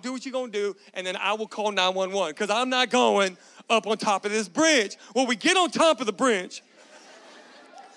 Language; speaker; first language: English; native; English